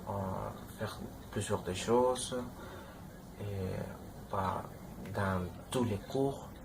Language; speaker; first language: French; non-native, learner; Spanish